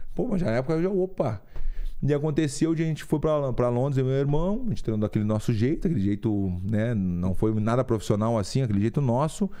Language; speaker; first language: Portuguese; native; Portuguese